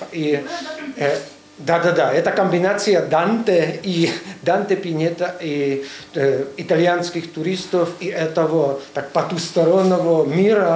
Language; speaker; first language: Russian; non-native, learner; Czech